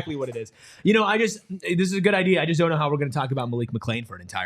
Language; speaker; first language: English; native; English